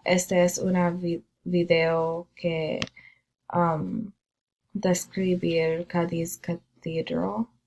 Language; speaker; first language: Spanish; non-native, learner; English